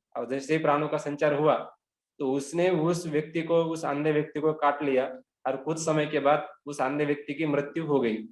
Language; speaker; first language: Hindi; non-native, local second language; Marathi